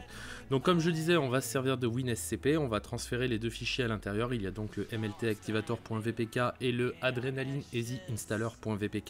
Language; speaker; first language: French; native; French